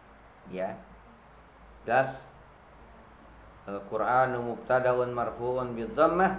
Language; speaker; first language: Arabic; non-native, fluent; Indonesian